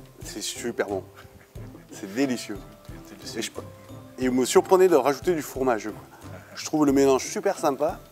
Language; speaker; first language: French; native; French